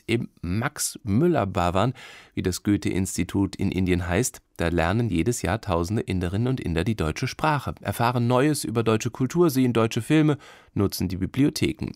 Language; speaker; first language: German; native; German